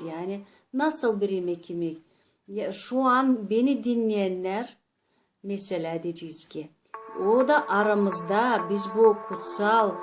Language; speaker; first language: Turkish; non-native, fluent; Azerbaijani